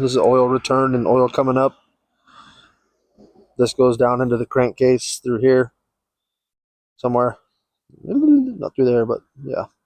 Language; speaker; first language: English; native; English